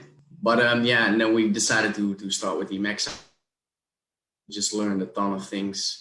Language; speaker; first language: English; non-native, fluent; Dutch